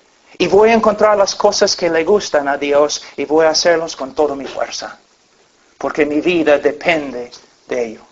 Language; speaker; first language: Spanish; non-native, fluent; English